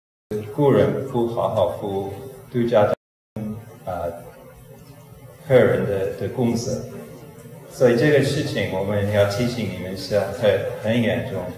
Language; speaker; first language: Chinese; non-native, fluent; English